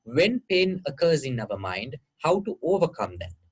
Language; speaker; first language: English; non-native, local second language; Sinhala